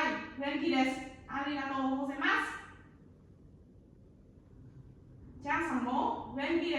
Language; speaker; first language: Japanese; non-native, learner; Vietnamese